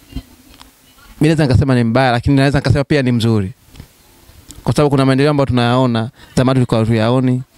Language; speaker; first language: Swahili; native; Swahili